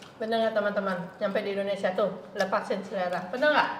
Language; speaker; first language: Indonesian; native; Indonesian